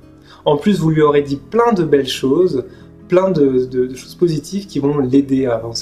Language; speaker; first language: French; native; French